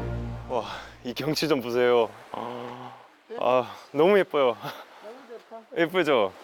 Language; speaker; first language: Korean; non-native, fluent; English